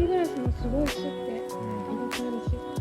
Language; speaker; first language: Japanese; native; Japanese